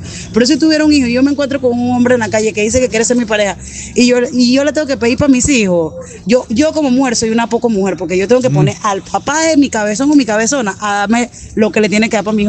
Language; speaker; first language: Spanish; native; Spanish